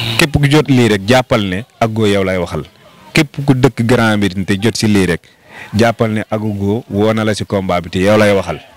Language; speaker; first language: Wolof; non-native, local second language; Fula